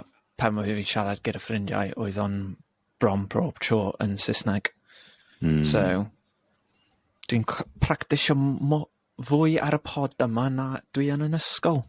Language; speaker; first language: Welsh; non-native, local second language; English